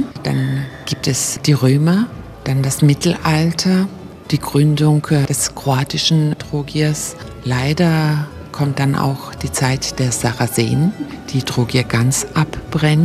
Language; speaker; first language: German; native; German